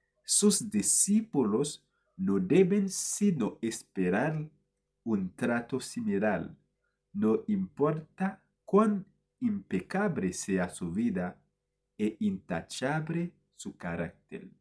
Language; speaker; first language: Spanish; non-native, fluent; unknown